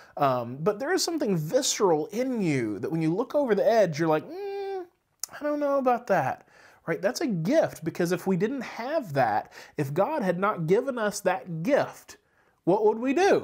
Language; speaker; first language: English; native; English